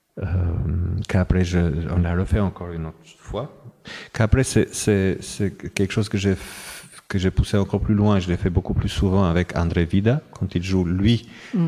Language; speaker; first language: French; non-native, fluent; Albanian